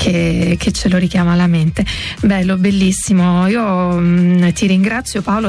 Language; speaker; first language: Italian; native; Italian